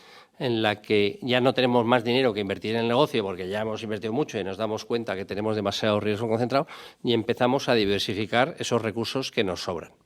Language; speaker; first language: Spanish; native; Spanish